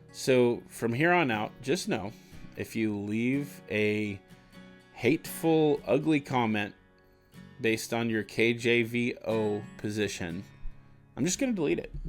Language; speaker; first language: English; native; English